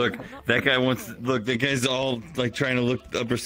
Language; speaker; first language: English; native; English